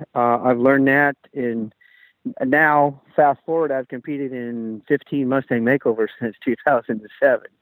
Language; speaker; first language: English; native; English